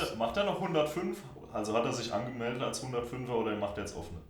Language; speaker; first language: German; native; German